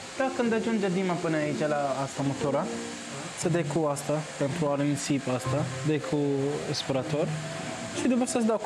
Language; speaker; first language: Romanian; non-native, learner; Arabic